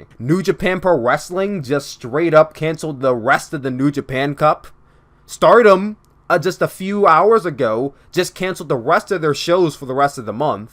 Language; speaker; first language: English; native; English